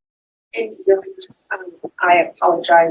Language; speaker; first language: English; native; English